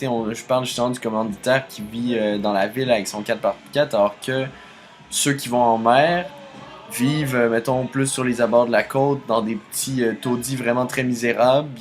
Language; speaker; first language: French; native; French